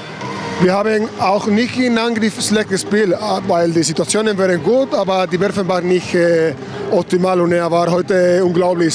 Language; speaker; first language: German; non-native, fluent; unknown